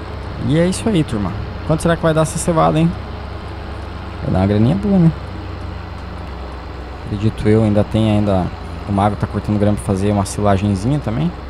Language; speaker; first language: Portuguese; native; Portuguese